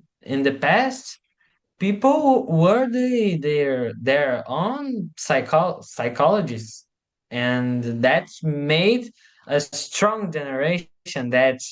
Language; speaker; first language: English; non-native, learner; Portuguese